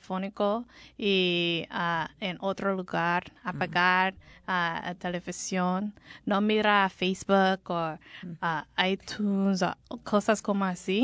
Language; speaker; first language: Spanish; non-native, learner; English